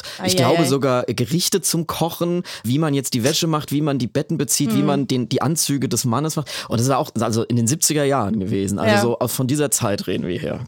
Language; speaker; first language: German; native; German